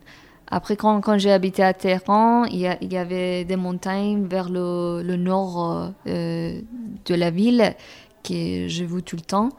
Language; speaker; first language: French; non-native, fluent; Persian